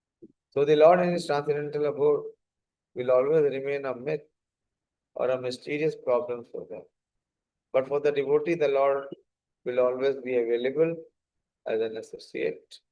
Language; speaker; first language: English; non-native, local second language; Hindi